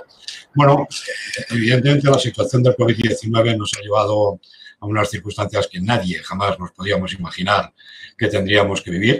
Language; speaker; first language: Spanish; native; Spanish